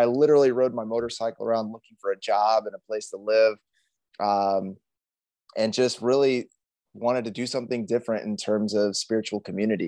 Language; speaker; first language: English; native; English